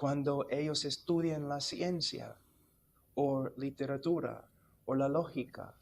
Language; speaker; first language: Spanish; non-native, fluent; English